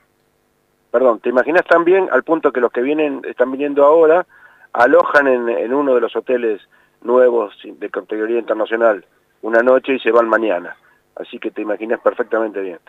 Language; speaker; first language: Spanish; native; Spanish